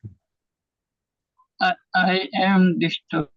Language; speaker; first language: English; non-native, learner; Hindi